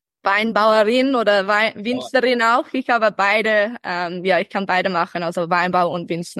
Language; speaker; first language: German; early bilingual, heritage; English